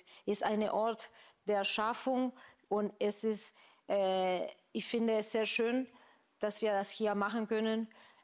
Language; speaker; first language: German; non-native, fluent; Spanish